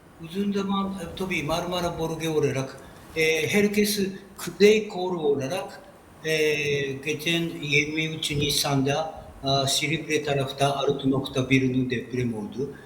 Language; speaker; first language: Turkish; non-native, learner; Japanese